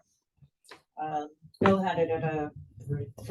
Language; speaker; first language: English; native; English